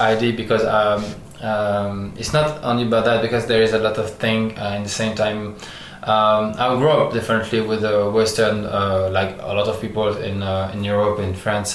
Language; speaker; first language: English; non-native, learner; French